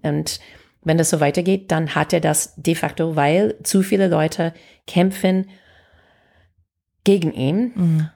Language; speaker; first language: German; non-native, fluent; English